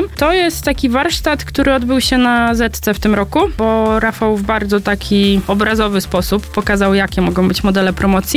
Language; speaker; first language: Polish; native; Polish